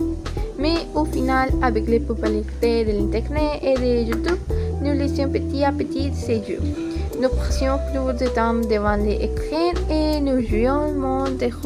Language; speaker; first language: French; non-native, learner; Spanish